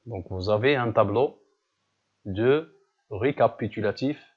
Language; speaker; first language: French; non-native, local second language; Arabic